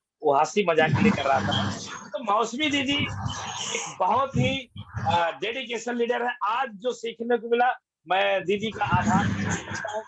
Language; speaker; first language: Hindi; native; Hindi